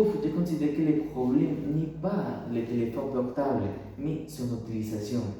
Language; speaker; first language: French; non-native, learner; Spanish